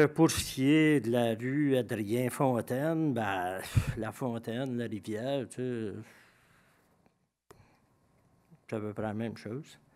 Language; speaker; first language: French; native; French